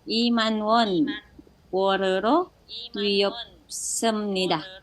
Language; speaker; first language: Korean; non-native, learner; Indonesian